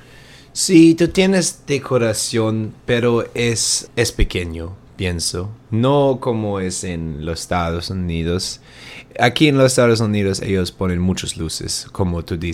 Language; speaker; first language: Spanish; non-native, learner; German